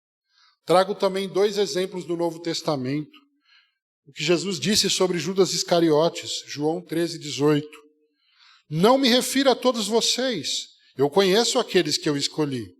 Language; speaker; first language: Portuguese; native; Portuguese